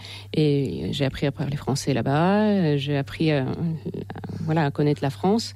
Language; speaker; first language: French; non-native, fluent; Russian